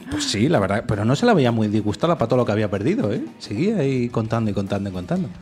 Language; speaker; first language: Spanish; native; Spanish